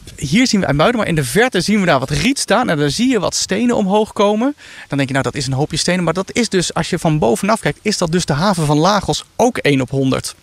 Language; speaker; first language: Dutch; native; Dutch